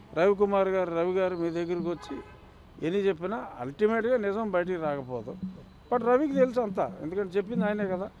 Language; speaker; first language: Telugu; native; Telugu